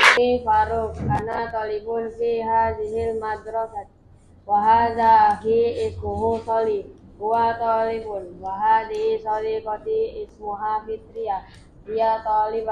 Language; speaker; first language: Arabic; non-native, learner; Indonesian